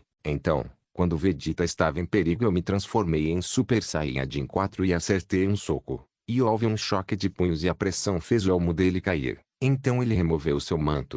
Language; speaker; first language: Portuguese; native; Portuguese